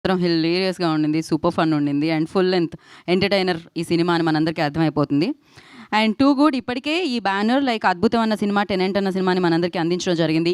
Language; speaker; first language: Telugu; native; Telugu